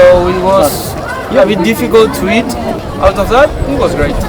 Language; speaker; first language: English; non-native, learner; Spanish